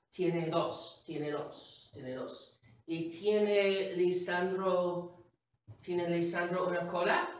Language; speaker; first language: Spanish; non-native, fluent; English